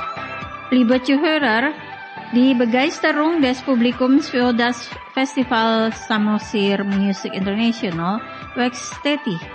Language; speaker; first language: German; non-native, fluent; Indonesian